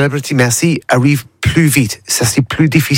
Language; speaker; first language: French; non-native, learner; English